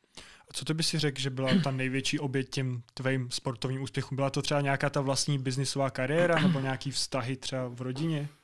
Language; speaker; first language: Czech; native; Czech